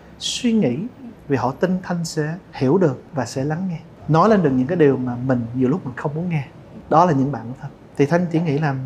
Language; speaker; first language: Vietnamese; early bilingual, heritage; Vietnamese